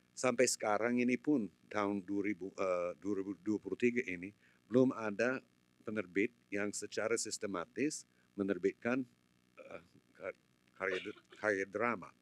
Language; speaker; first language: Indonesian; non-native, fluent; English